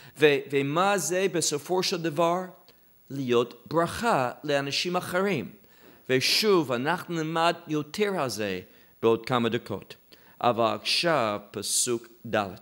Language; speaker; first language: Hebrew; non-native, fluent; English